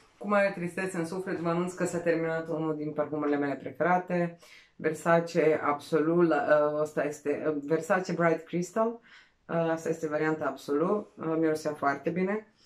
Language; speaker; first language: Romanian; non-native, local second language; Serbian